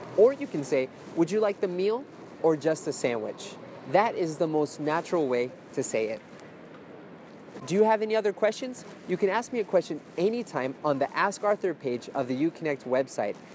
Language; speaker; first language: English; native; English